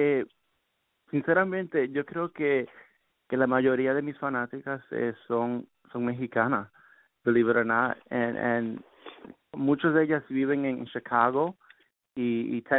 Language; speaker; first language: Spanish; early bilingual, heritage; Spanish